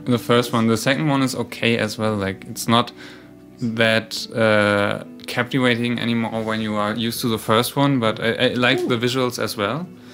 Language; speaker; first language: English; non-native, fluent; German